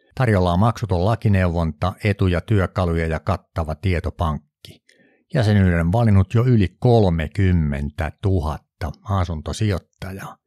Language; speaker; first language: Finnish; native; Finnish